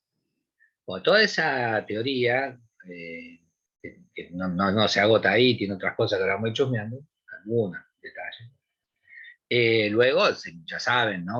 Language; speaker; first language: Spanish; native; Spanish